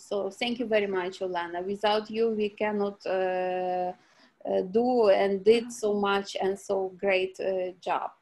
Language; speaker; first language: English; non-native, learner; Ukrainian